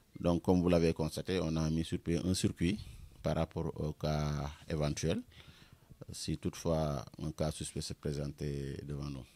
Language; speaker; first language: French; non-native, local second language; Wolof